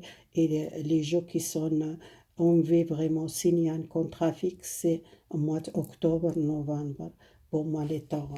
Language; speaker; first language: French; non-native, fluent; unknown